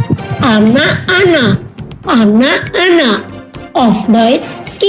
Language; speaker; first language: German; non-native, learner; Indonesian